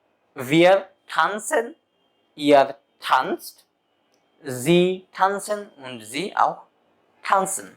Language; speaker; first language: German; non-native, learner; Bangla